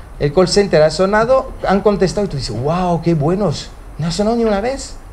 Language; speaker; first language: Spanish; early bilingual, heritage; Spanish